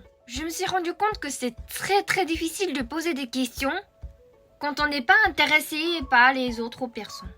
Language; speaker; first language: French; non-native, fluent; Japanese